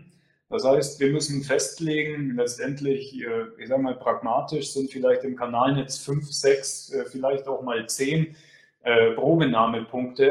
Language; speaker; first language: German; native; German